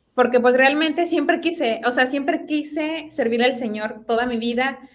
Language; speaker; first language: Spanish; native; Spanish